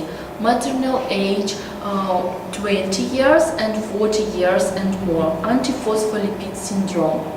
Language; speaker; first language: English; non-native, learner; Russian